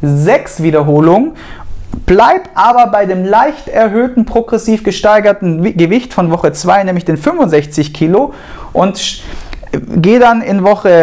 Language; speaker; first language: German; native; German